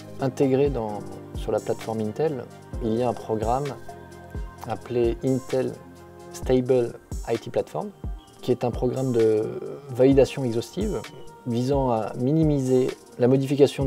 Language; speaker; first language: French; native; French